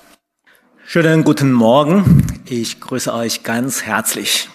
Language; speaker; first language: German; non-native, fluent; Chinese